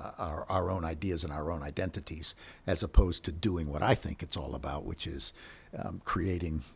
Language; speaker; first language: English; native; English